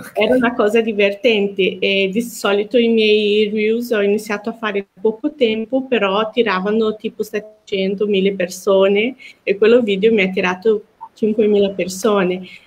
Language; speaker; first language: Italian; non-native, fluent; Portuguese